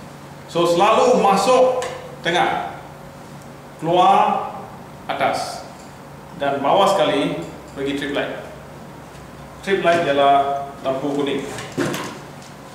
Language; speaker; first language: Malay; non-native, local second language; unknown